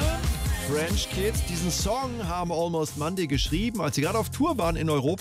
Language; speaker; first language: German; native; German